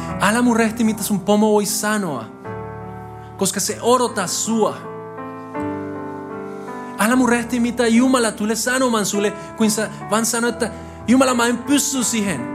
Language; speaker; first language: Finnish; non-native, fluent; Spanish